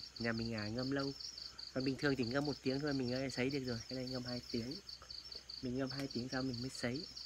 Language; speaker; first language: Vietnamese; non-native, local second language; Tày